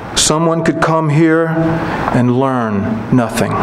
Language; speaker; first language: English; native; English